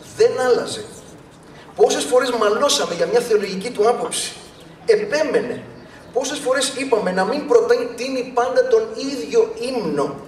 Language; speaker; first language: Greek; early bilingual, other home language; English